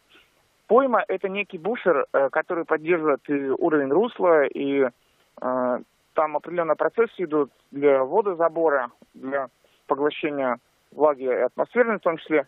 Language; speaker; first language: Russian; native; Russian